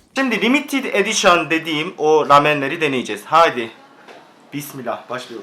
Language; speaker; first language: Turkish; non-native, fluent; Korean